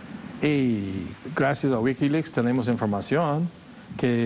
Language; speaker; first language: Spanish; non-native, fluent; English